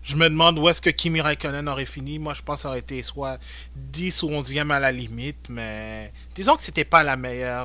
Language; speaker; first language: French; native; French